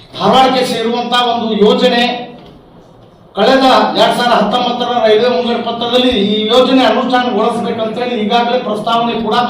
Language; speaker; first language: Kannada; native; Kannada